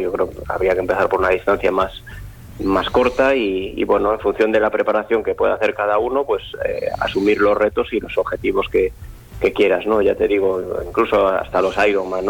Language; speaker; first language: Spanish; native; Spanish